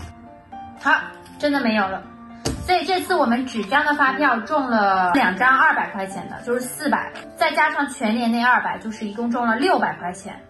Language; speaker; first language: Chinese; native; Chinese